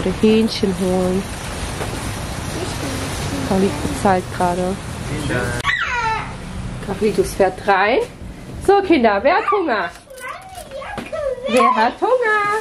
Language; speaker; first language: German; native; German